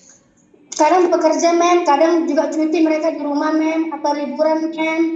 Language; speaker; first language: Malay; non-native, fluent; Indonesian